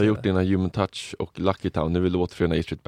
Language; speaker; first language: Swedish; native; Swedish